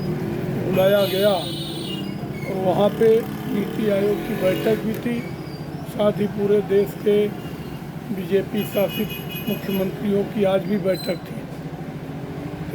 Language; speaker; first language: Hindi; native; Hindi